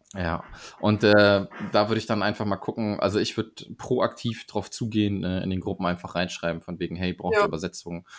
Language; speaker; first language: German; native; German